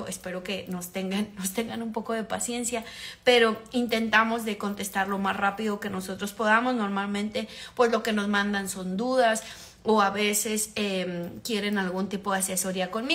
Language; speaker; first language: Spanish; native; Spanish